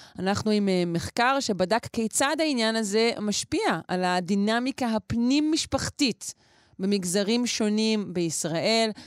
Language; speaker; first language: Hebrew; native; Hebrew